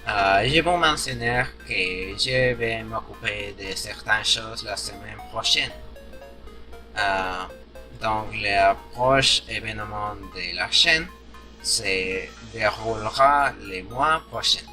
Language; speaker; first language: French; non-native, learner; Spanish